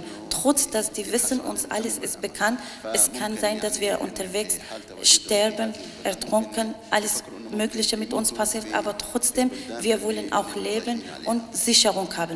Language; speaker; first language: German; non-native, learner; Arabic